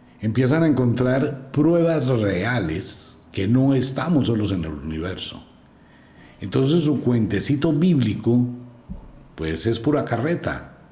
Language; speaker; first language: Spanish; native; Spanish